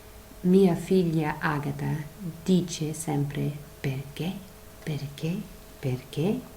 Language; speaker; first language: Italian; non-native, fluent; English